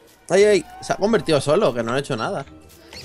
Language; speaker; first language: Spanish; native; Spanish